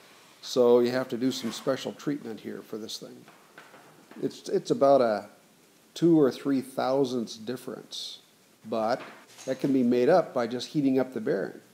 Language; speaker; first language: English; native; English